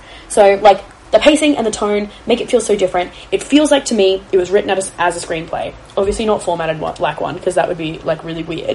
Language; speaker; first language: English; native; English